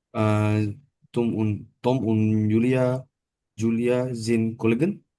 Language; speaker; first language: German; non-native, learner; Indonesian